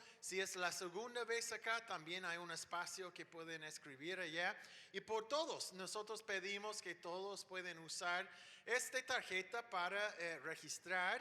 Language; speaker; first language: Spanish; non-native, fluent; English